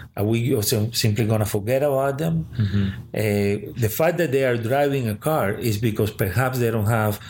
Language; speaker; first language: English; early bilingual, other home language; Spanish